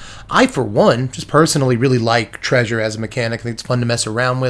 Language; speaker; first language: English; native; English